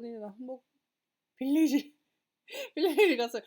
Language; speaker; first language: Korean; non-native, learner; English